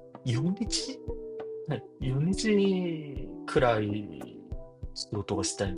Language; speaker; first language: Japanese; non-native, learner; Korean